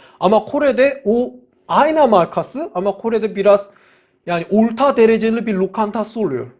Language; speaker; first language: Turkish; non-native, fluent; Korean